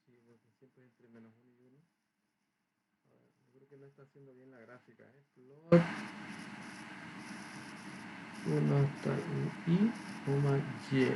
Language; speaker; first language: Spanish; native; Spanish